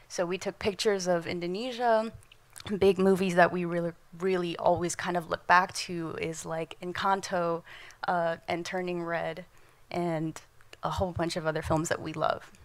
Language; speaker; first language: English; non-native, fluent; Indonesian